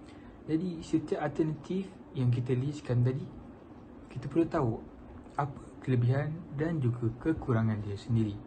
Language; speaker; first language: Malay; native; Malay